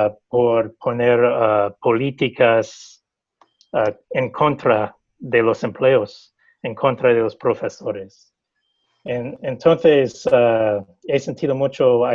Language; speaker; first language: Spanish; non-native, fluent; English